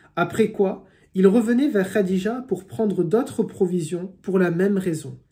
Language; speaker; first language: French; native; French